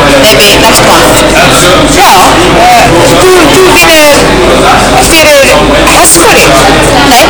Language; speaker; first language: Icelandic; non-native, learner; English